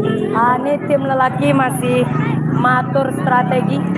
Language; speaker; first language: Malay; non-native, local second language; Minangkabau